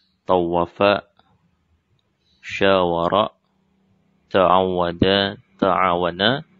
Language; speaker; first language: Arabic; non-native, fluent; Indonesian